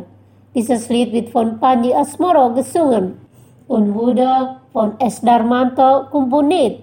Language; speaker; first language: German; non-native, fluent; Indonesian